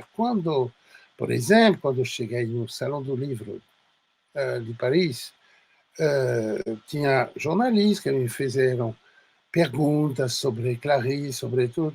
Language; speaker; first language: Portuguese; non-native, fluent; French